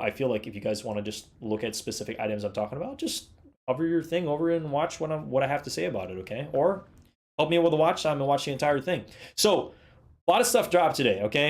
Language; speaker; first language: English; native; English